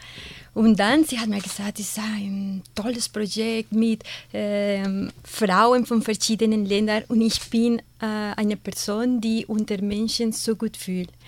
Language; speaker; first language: German; non-native, fluent; Spanish